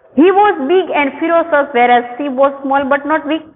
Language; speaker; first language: English; non-native, local second language; Gujarati